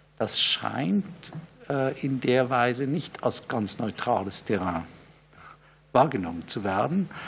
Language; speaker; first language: German; native; German